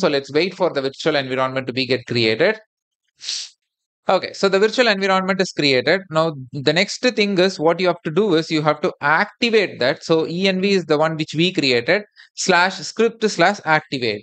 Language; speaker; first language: English; non-native, local second language; Tamil